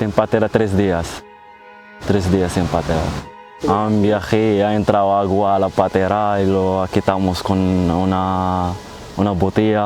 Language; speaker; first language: Spanish; non-native, learner; Arabic